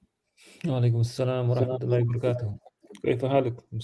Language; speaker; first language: Arabic; non-native, learner; English